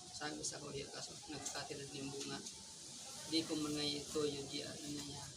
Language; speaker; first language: Filipino; non-native, local second language; Bikol